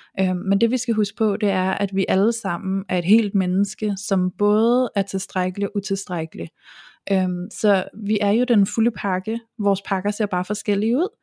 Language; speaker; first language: Danish; native; Danish